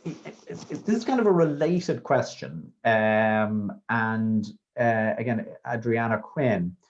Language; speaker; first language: English; native; English